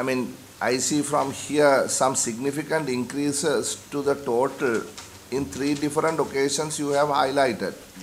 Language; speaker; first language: English; non-native, local second language; Sinhala